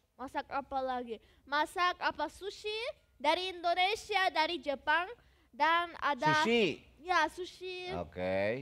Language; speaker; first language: Indonesian; non-native, fluent; German